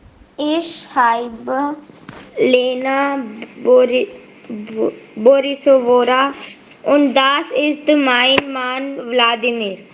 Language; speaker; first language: German; non-native, learner; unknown